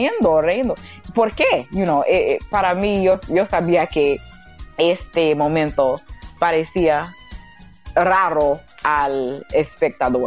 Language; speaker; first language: Spanish; non-native, learner; English